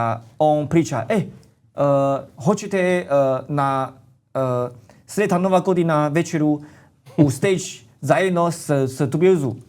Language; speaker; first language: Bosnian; non-native, learner; Chinese